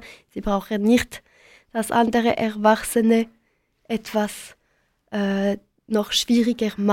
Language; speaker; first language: German; non-native, local second language; French